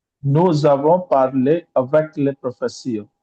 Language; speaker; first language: French; non-native, learner; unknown